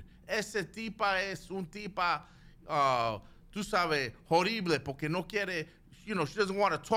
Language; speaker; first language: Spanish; early bilingual, heritage; Spanish